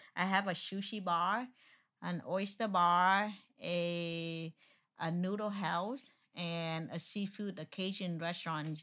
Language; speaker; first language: English; non-native, fluent; Vietnamese